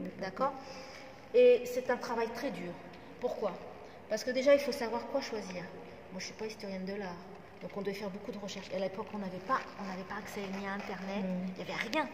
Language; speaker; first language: French; non-native, local second language; Arabic